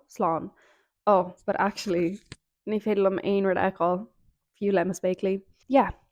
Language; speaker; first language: Irish; non-native, local second language; English